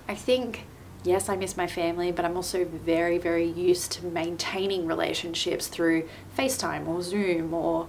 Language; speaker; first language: English; native; English